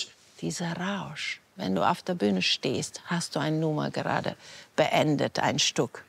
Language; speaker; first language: German; non-native, fluent; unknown